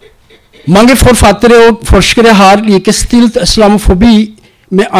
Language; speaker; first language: Norwegian; non-native, learner; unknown